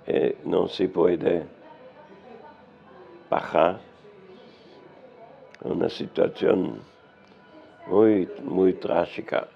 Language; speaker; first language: Spanish; non-native, learner; German